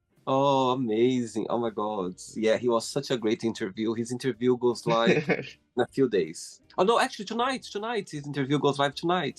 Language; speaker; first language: English; non-native, fluent; Portuguese